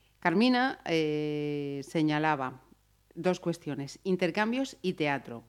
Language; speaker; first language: Spanish; native; Spanish